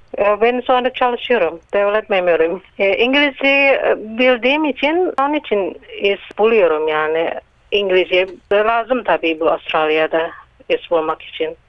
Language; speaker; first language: Turkish; non-native, learner; Indonesian